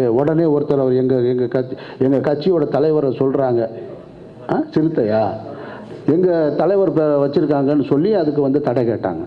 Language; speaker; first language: Tamil; native; Tamil